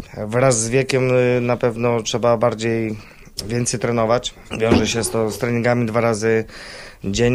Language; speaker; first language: Polish; native; Polish